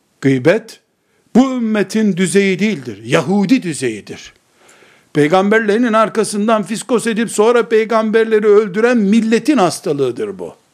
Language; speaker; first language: Turkish; native; Turkish